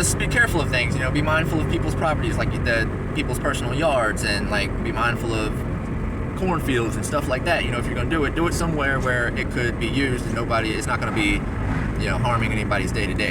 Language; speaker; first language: English; native; English